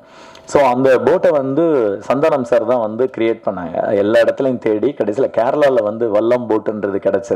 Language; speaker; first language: Tamil; native; Tamil